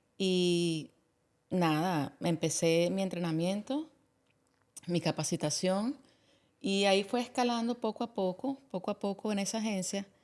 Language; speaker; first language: Spanish; native; Spanish